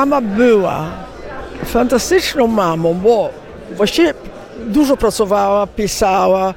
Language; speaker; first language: Polish; early bilingual, heritage; Italian